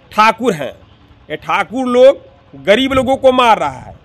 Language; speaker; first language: Hindi; native; Hindi